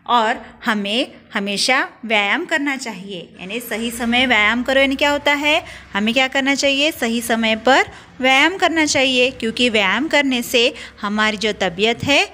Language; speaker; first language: Hindi; non-native, local second language; Marathi